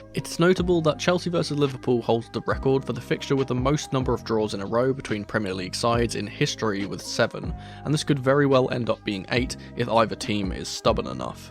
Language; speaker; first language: English; native; English